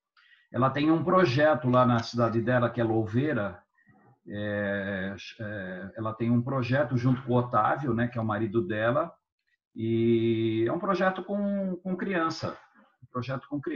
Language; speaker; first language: Portuguese; native; Portuguese